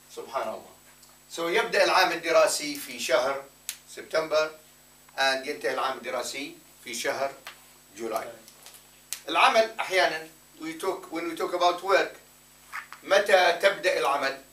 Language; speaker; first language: Arabic; non-native, fluent; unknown